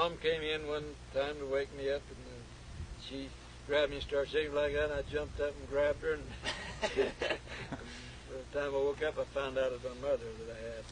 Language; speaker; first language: English; native; English